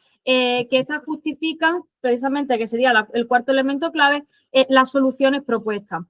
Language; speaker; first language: Spanish; native; Spanish